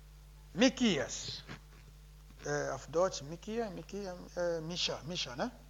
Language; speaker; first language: German; non-native, learner; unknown